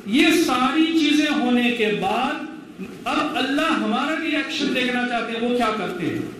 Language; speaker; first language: Urdu; native; Urdu